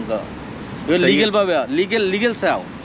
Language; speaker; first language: Hindi; non-native, learner; Bangla